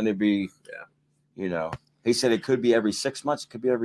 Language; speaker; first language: English; native; English